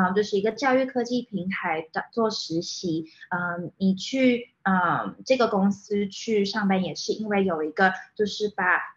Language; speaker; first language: Chinese; early bilingual, other home language; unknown